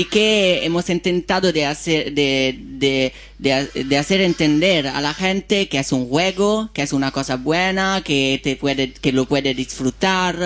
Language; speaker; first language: Spanish; non-native, fluent; Italian